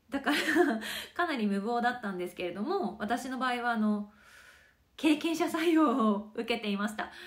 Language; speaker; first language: Japanese; native; Japanese